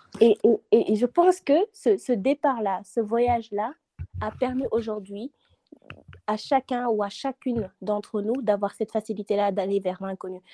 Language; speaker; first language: French; non-native, local second language; Wolof